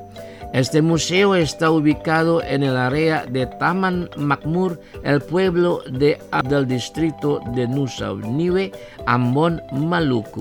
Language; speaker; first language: Spanish; non-native, fluent; Indonesian